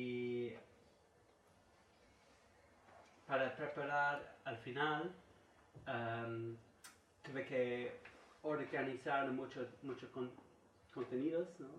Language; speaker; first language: Spanish; non-native, learner; English